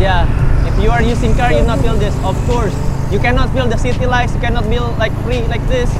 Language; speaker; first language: English; non-native, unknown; Indonesian